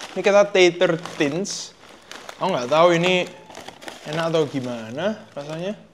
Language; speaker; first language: Indonesian; native; Indonesian